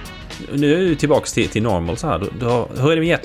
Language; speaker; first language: Swedish; native; Swedish